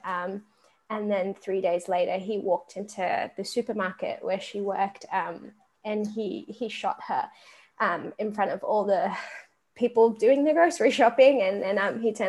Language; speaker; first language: English; native; English